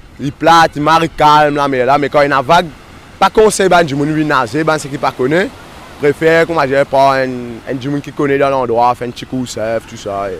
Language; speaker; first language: French; non-native, local second language; Morisyen